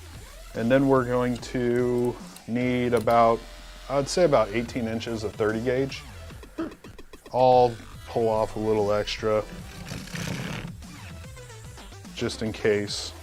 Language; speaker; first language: English; native; English